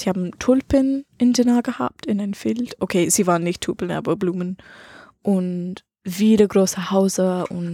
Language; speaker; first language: German; non-native, learner; English